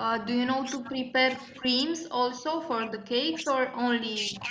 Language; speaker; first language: English; non-native, fluent; Romanian